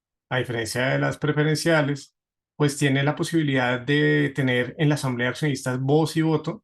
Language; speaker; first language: Spanish; native; Spanish